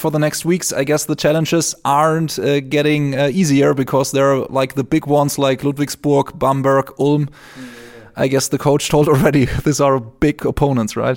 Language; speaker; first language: English; non-native, fluent; German